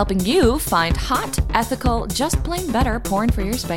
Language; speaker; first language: English; native; English